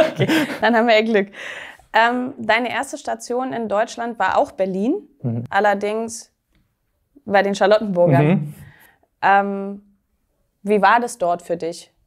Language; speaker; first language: German; native; German